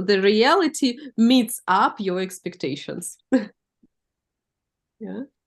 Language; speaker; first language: English; non-native, fluent; Russian